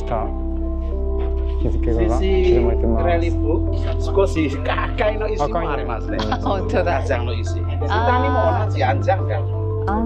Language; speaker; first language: Japanese; non-native, learner; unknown